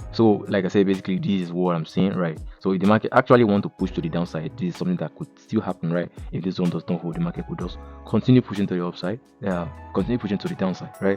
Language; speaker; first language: English; native; English